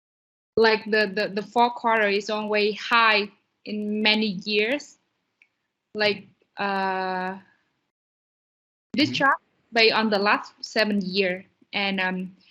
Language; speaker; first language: English; non-native, learner; Vietnamese